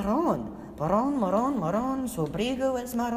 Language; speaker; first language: Spanish; non-native, learner; English